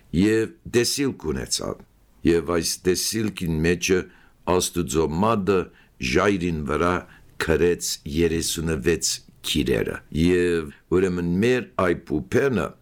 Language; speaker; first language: Armenian; early bilingual, heritage; Armenian